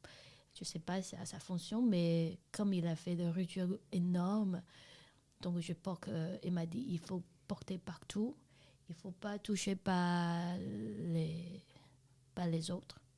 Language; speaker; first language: French; non-native, learner; Chinese